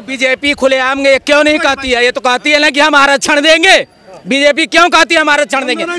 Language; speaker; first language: Hindi; native; Hindi